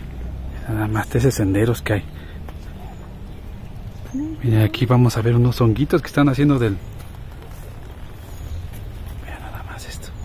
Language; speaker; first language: Spanish; native; Spanish